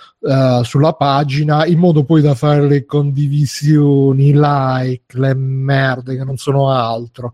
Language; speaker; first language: Italian; native; Italian